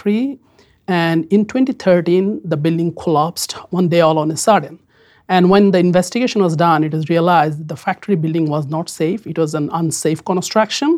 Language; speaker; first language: English; non-native, local second language; Bangla